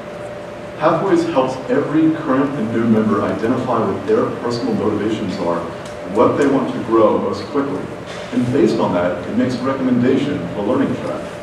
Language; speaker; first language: English; native; English